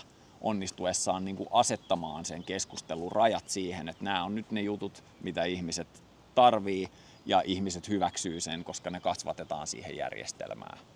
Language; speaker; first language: Finnish; native; Finnish